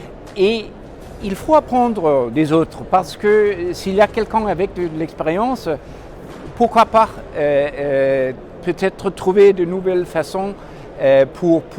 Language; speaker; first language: French; non-native, fluent; Danish